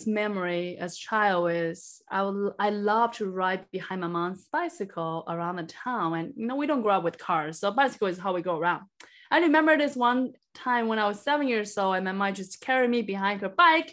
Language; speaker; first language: English; non-native, fluent; Chinese